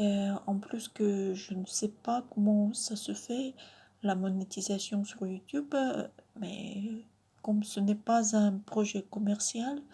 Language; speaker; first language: French; non-native, fluent; Russian